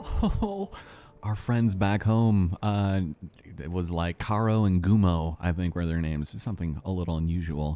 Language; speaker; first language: English; native; English